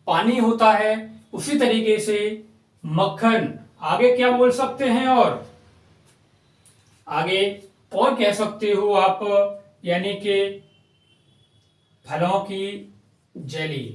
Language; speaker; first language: Hindi; native; Hindi